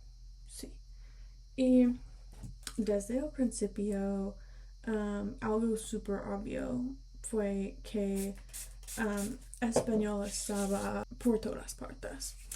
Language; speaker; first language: Spanish; early bilingual, heritage; Spanish